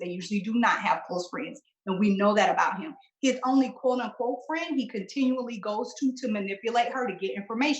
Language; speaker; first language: English; native; English